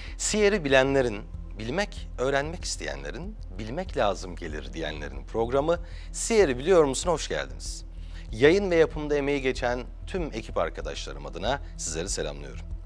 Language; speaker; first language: Turkish; native; Turkish